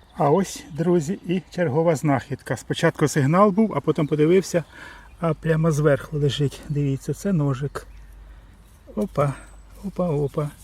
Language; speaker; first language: Ukrainian; native; Ukrainian